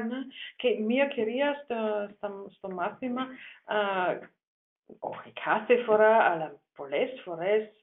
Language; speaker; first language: Greek; non-native, learner; German